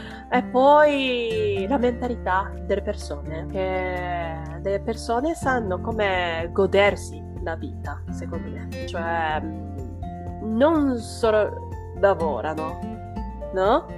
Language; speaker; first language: Italian; non-native, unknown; Japanese